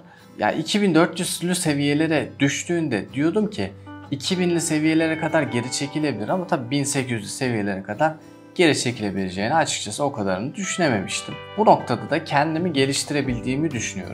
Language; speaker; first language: Turkish; native; Turkish